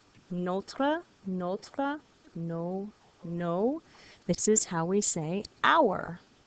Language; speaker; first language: English; native; English